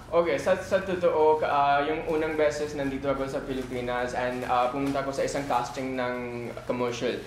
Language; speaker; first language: Filipino; non-native, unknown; Hindi